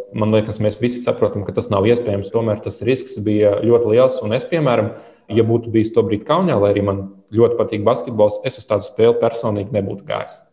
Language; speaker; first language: Latvian; early bilingual, other home language; Lithuanian